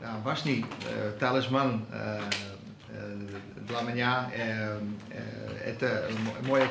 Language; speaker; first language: Russian; non-native, learner; Dutch